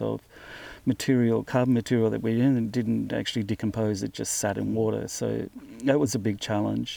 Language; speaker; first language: English; native; English